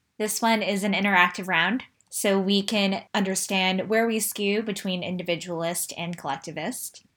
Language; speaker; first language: English; early bilingual, other home language; Chinese